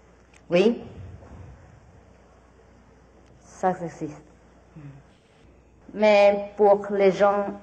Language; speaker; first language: French; non-native, learner; Vietnamese